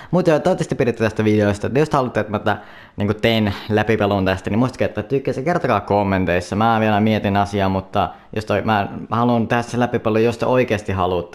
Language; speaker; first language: Finnish; native; Finnish